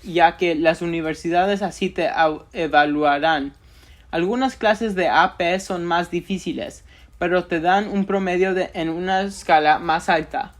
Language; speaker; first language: Spanish; early bilingual, other home language; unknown